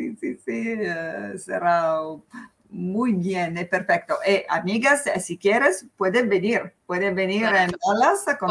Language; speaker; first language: Spanish; non-native, fluent; Italian